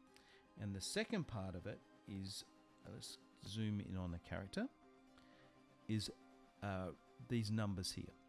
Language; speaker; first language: English; native; English